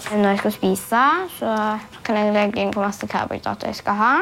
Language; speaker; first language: Norwegian; native; Norwegian